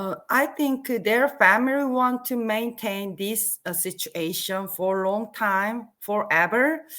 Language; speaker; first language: English; non-native, learner; Korean